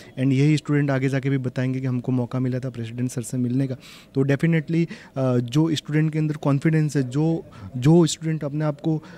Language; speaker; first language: Hindi; non-native, local second language; Gujarati